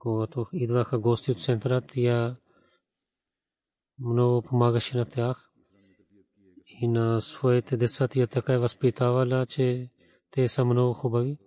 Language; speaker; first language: Bulgarian; non-native, learner; Urdu